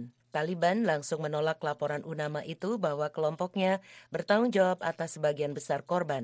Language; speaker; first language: Indonesian; native; Indonesian